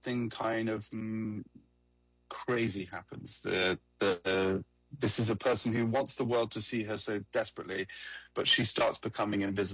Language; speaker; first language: English; native; English